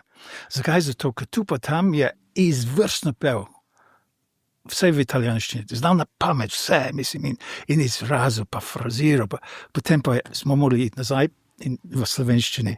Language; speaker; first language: Slovenian; non-native, fluent; English